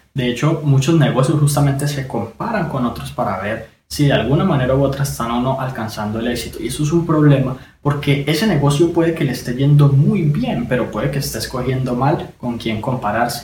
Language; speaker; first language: Spanish; native; Spanish